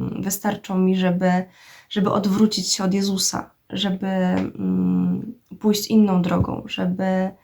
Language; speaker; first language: Polish; native; Polish